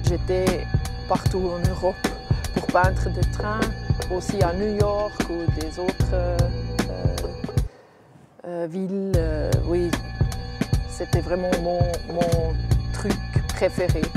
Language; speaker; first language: French; non-native, local second language; German